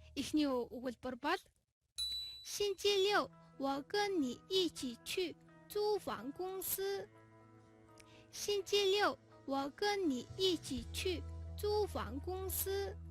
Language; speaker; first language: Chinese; non-native, fluent; Mongolian